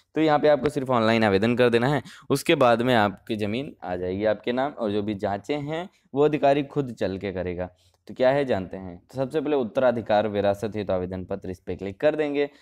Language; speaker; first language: Hindi; native; Hindi